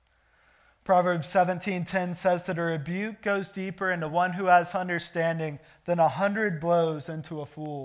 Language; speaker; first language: English; native; English